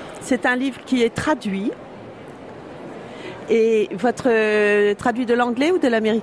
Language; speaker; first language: French; native; French